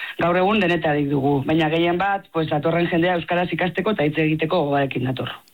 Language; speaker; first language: Basque; non-native, local second language; Spanish